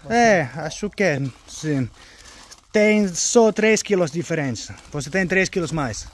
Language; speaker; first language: Portuguese; non-native, learner; Finnish